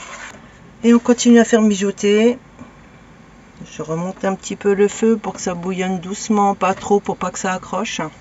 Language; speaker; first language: French; native; French